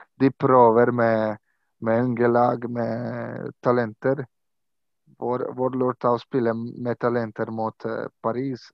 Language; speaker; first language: Norwegian; non-native, fluent; Croatian